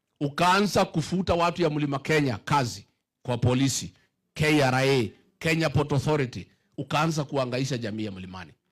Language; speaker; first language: Swahili; non-native, local second language; Kikuyu